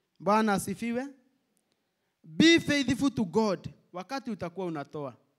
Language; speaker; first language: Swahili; non-native, local second language; Kikuyu